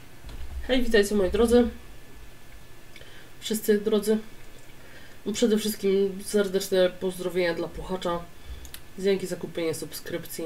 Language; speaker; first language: Polish; native; Polish